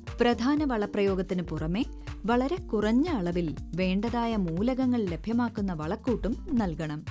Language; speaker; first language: Malayalam; native; Malayalam